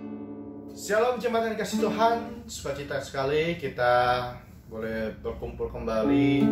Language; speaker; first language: Indonesian; native; Indonesian